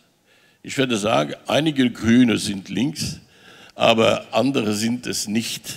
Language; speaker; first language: German; non-native, fluent; French